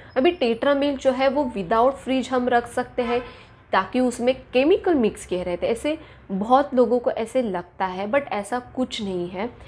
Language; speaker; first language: Hindi; non-native, local second language; Marathi